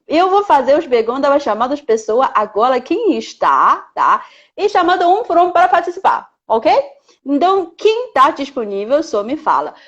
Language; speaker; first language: Portuguese; non-native, fluent; Chinese